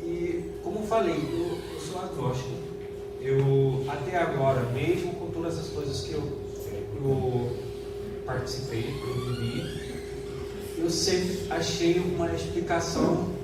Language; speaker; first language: Portuguese; non-native, fluent; German